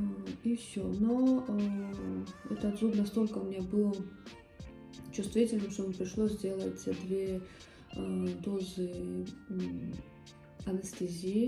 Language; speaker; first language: Russian; native; Russian